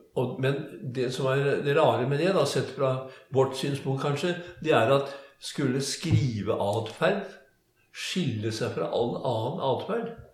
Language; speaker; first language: Norwegian; native; Norwegian